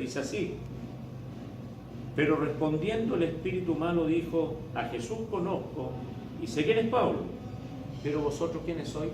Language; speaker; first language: Spanish; native; Spanish